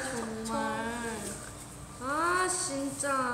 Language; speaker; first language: Korean; non-native, fluent; Thai